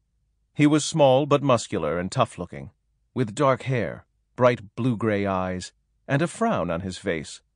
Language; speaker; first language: English; native; English